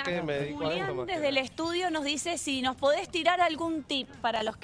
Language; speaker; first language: Spanish; native; Spanish